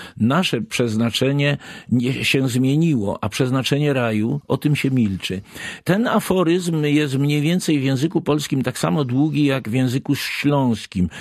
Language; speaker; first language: Polish; native; Polish